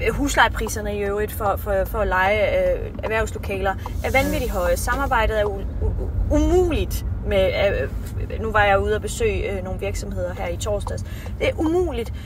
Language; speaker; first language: Danish; early bilingual, other home language; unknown